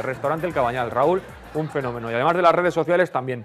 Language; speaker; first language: Spanish; native; Spanish